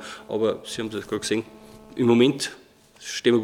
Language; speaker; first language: German; native; German